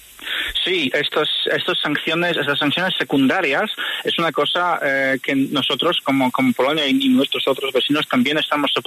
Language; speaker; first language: Spanish; non-native, fluent; Polish